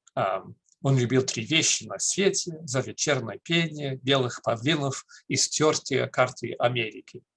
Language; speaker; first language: Russian; non-native, fluent; English